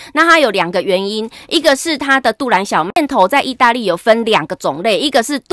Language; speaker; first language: Chinese; native; Chinese